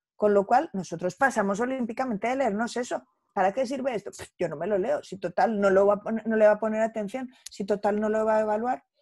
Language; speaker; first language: Spanish; native; Spanish